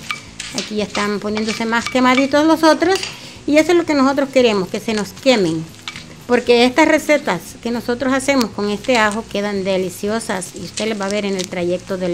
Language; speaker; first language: Spanish; native; Spanish